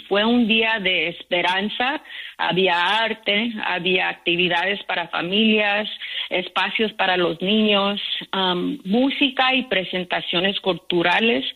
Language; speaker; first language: Spanish; early bilingual, heritage; Spanish